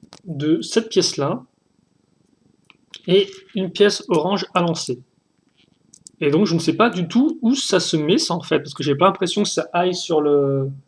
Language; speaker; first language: French; native; French